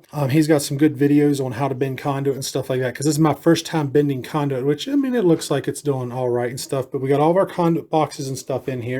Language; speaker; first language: English; native; English